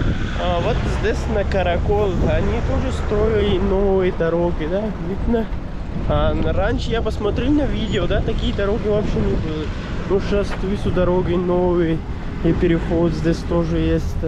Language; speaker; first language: Russian; non-native, learner; Urdu